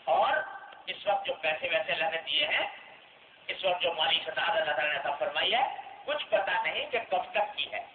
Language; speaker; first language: Urdu; non-native, local second language; Pashto